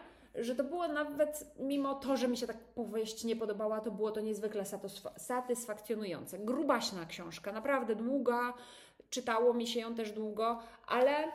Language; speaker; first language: Polish; native; Polish